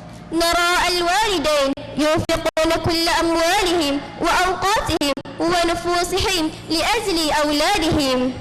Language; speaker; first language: Arabic; non-native, learner; Malay